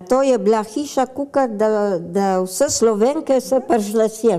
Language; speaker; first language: Slovenian; early bilingual, heritage; Slovenian